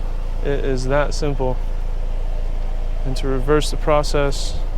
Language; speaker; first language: English; native; English